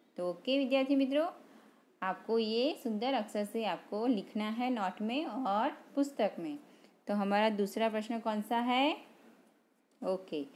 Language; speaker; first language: Hindi; non-native, local second language; Gujarati